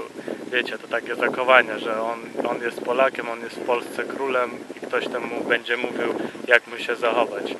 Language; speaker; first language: Polish; non-native, fluent; Russian